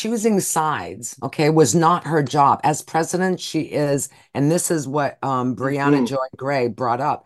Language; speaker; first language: English; native; English